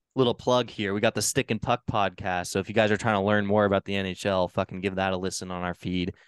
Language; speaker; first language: English; native; English